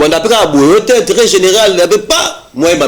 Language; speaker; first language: French; non-native, local second language; Lingala